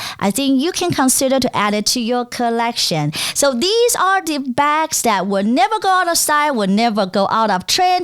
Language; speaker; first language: English; non-native, fluent; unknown